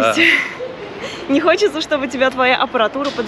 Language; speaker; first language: Russian; native; Russian